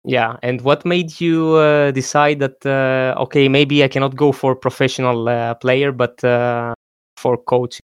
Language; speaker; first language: English; non-native, fluent; Greek